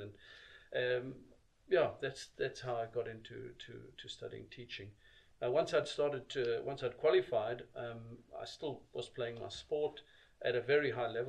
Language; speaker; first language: English; native; English